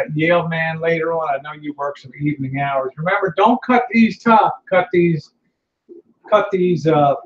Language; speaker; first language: English; native; English